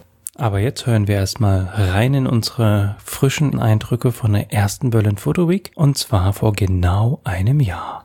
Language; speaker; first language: German; native; German